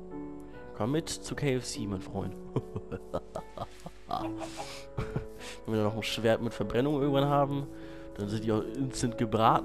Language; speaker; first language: German; native; German